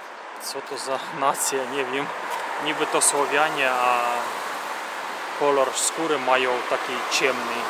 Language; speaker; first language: Polish; non-native, fluent; Russian